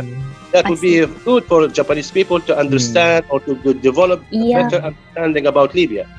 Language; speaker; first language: English; non-native, fluent; Arabic